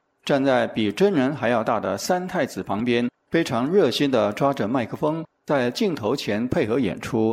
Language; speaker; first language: Chinese; native; Chinese